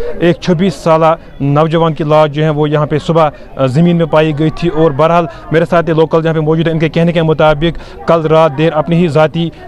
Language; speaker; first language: Urdu; non-native, local second language; Kashmiri